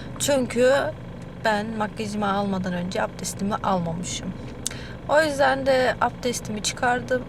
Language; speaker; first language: Turkish; early bilingual, heritage; Turkish